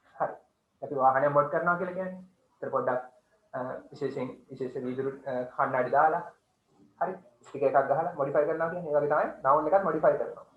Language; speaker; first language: Sinhala; native; Sinhala